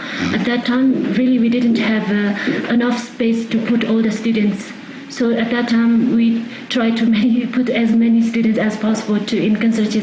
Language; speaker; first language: English; non-native, fluent; Tibetan